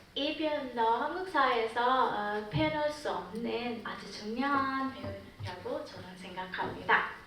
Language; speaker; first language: Korean; non-native, fluent; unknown